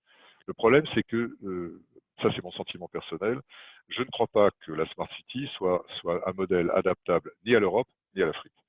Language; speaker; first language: French; native; French